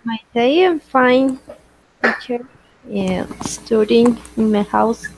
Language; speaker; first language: English; non-native, learner; Spanish